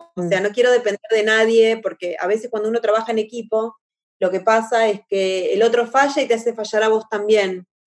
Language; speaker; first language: Spanish; native; Spanish